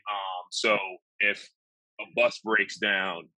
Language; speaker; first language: English; native; English